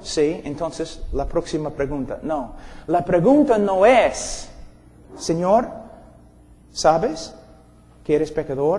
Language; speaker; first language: Spanish; non-native, fluent; English